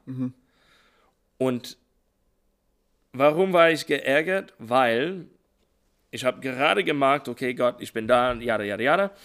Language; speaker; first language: German; non-native, learner; English